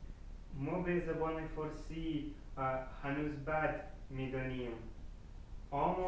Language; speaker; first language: Persian; non-native, learner; Russian